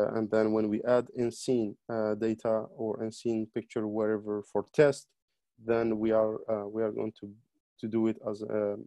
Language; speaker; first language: English; non-native, fluent; Arabic